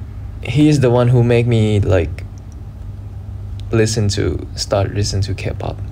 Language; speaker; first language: English; non-native, learner; Thai